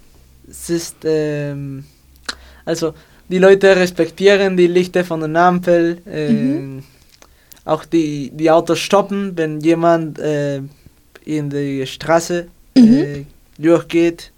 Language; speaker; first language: German; non-native, learner; Spanish